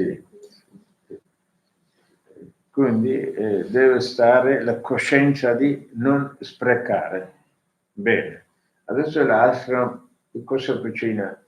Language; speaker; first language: Italian; non-native, learner; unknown